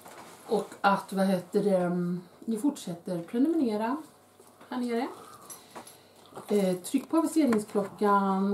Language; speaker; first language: Swedish; native; Swedish